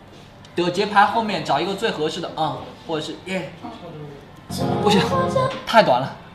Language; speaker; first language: Chinese; native; Chinese